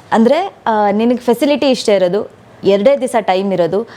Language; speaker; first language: Kannada; non-native, local second language; Tulu